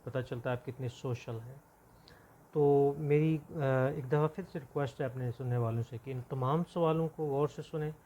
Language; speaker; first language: Urdu; non-native, local second language; Punjabi